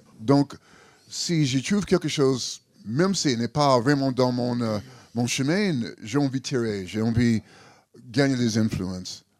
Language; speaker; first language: French; non-native, learner; English